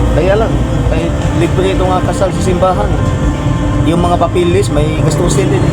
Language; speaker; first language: Filipino; non-native, local second language; Cebuano